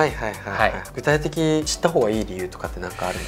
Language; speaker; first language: Japanese; native; Japanese